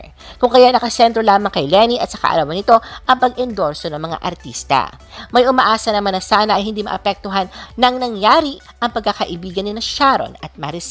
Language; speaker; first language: Filipino; native; Filipino